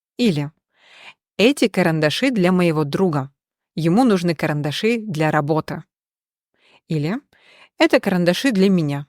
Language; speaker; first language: Russian; native; Russian